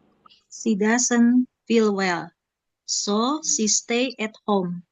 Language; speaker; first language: English; non-native, learner; Indonesian